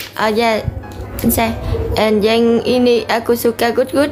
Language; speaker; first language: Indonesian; non-native, learner; Vietnamese